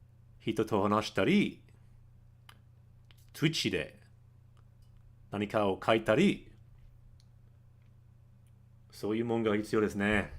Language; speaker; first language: Japanese; non-native, learner; English